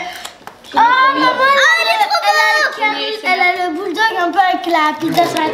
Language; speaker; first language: French; native; French